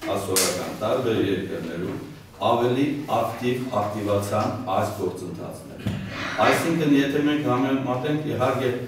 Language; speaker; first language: Armenian; non-native, local second language; Russian